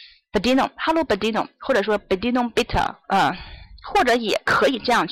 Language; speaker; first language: German; non-native, fluent; Chinese